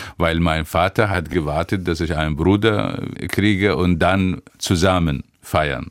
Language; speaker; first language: German; non-native, fluent; Arabic